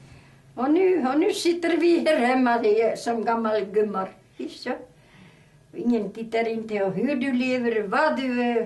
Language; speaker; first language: Swedish; early bilingual, heritage; Swedish